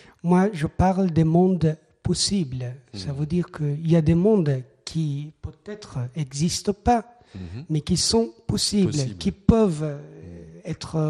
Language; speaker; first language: French; non-native, fluent; Persian